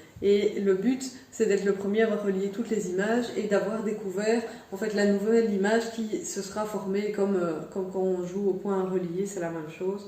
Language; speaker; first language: French; native; French